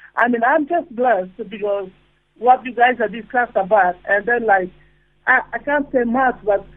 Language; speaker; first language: English; non-native, fluent; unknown